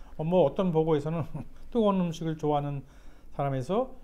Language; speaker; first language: Korean; native; Korean